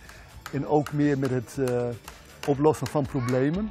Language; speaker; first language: Dutch; native; Dutch